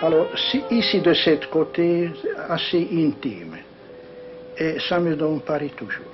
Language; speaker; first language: French; non-native, learner; Hungarian